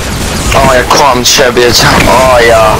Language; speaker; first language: Polish; early bilingual, heritage; Polish